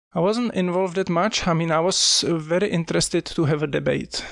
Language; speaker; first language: English; non-native, fluent; Czech